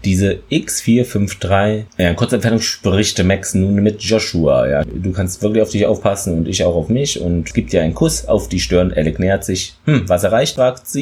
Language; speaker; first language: German; native; German